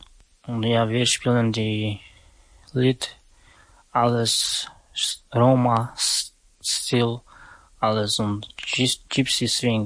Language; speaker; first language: German; non-native, learner; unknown